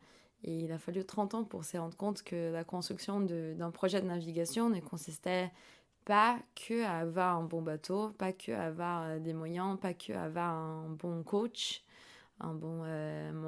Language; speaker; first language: French; non-native, fluent; Portuguese